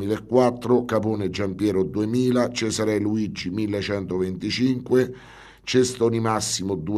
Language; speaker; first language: Italian; native; Italian